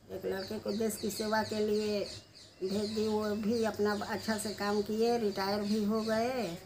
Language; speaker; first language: Hindi; native; Hindi